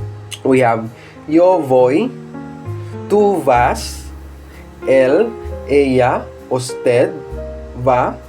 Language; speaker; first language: Spanish; non-native, fluent; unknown